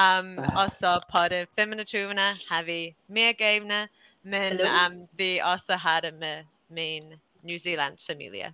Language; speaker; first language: Danish; early bilingual, heritage; English